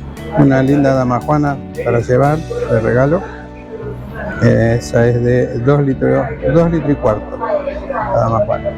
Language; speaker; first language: Spanish; native; Spanish